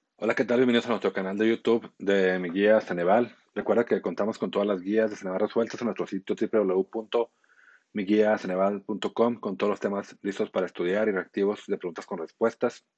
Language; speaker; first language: Spanish; native; Spanish